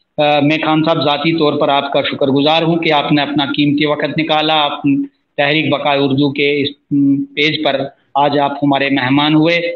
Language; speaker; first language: Hindi; non-native, local second language; Kashmiri